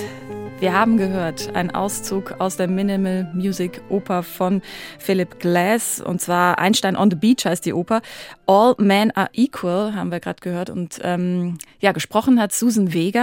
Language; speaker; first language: German; native; German